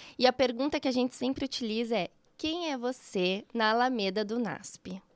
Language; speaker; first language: Portuguese; native; Portuguese